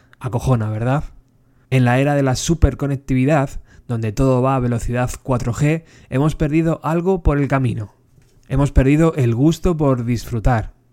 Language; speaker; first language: Spanish; native; Spanish